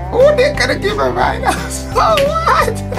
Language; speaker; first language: English; non-native, fluent; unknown